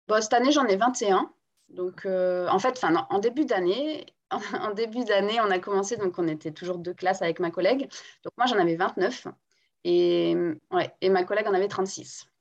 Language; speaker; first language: French; non-native, local second language; Guadeloupean Creole French